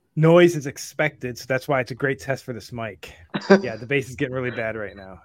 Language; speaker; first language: English; native; English